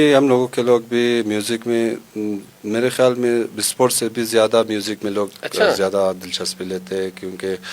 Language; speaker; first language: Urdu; non-native, local second language; Hazaragi